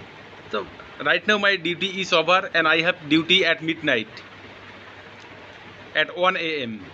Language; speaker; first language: English; non-native, learner; Bangla